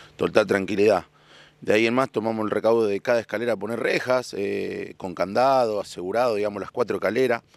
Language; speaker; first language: Spanish; native; Spanish